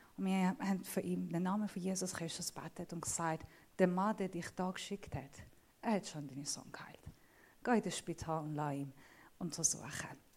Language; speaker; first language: German; non-native, fluent; Assyrian Neo-Aramaic